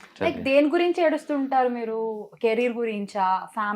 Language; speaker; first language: Telugu; native; Telugu